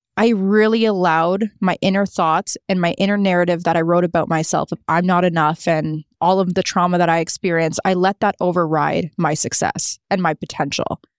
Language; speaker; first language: English; native; English